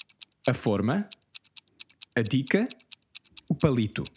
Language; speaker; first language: Portuguese; early bilingual, heritage; Portuguese